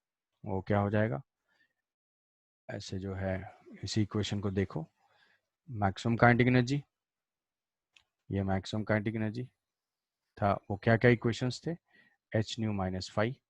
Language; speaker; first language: Hindi; native; Hindi